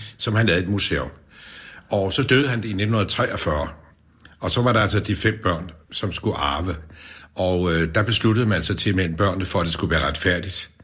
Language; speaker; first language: Danish; native; Danish